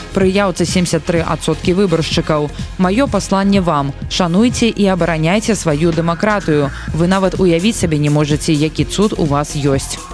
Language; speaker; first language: Belarusian; native; Belarusian